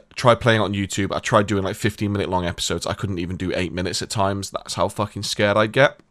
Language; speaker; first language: English; native; English